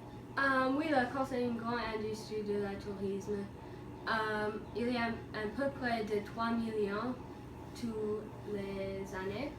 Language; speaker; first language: French; non-native, learner; English